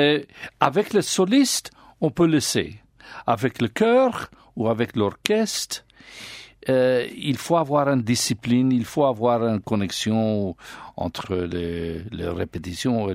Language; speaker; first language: French; non-native, learner; English